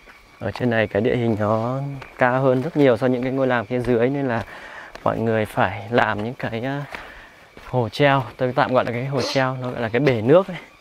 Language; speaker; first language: Vietnamese; native; Vietnamese